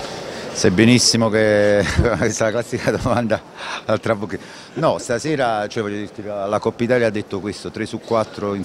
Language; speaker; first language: Italian; native; Italian